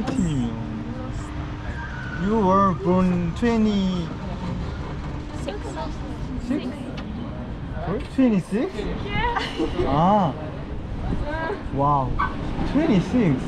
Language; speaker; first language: English; non-native, learner; Korean